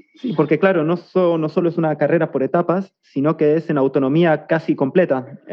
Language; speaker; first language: Spanish; native; Spanish